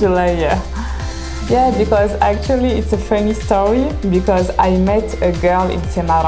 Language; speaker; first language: English; non-native, fluent; French